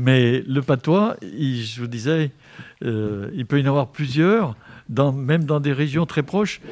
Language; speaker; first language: French; native; French